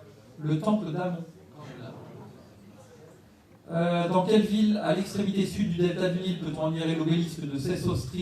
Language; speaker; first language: French; native; French